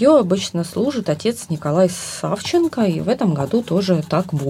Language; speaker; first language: Russian; native; Russian